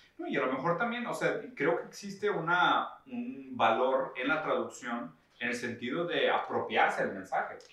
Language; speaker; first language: Spanish; early bilingual, other home language; Portuguese